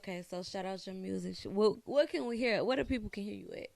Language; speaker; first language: English; native; English